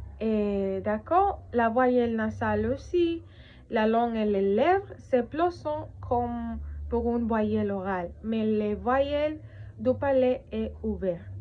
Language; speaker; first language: French; non-native, learner; Spanish